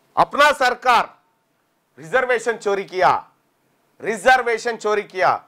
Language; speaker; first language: Hindi; non-native, local second language; Telugu